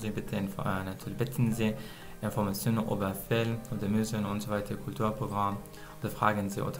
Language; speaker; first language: German; non-native, fluent; Persian